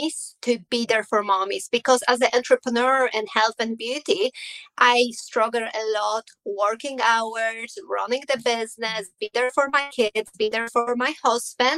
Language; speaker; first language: English; non-native, learner; Polish